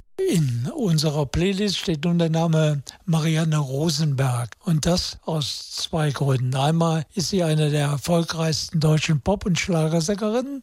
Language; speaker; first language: German; native; German